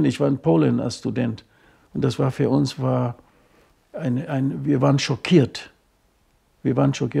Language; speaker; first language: German; non-native, fluent; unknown